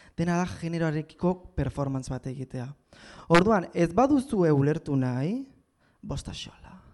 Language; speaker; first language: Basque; non-native, local second language; Spanish